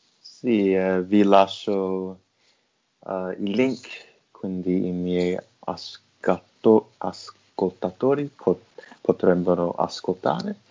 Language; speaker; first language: Italian; non-native, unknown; English